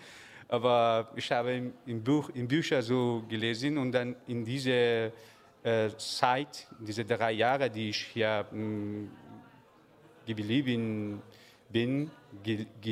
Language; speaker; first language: German; non-native, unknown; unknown